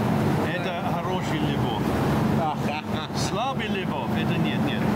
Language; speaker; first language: Russian; non-native, fluent; English